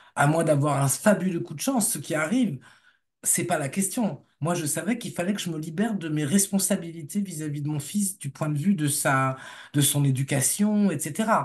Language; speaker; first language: French; native; French